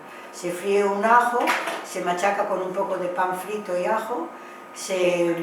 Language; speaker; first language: Spanish; native; Spanish